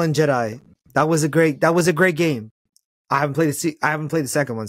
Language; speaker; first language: English; native; English